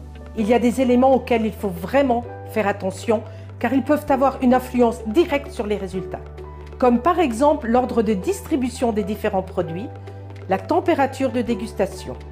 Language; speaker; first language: French; native; French